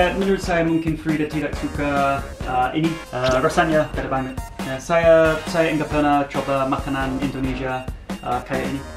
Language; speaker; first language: Indonesian; non-native, learner; English